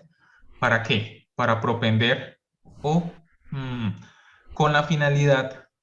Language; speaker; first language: Spanish; native; Spanish